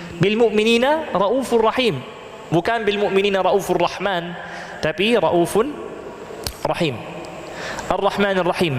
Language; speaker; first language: Malay; non-native, fluent; Arabic